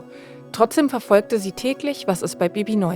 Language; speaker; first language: German; native; German